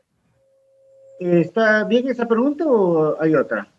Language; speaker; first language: Spanish; native; Spanish